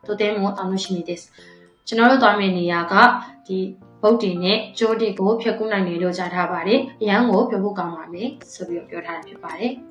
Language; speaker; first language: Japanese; non-native, fluent; Burmese